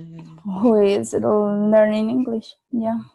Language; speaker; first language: English; non-native, learner; Spanish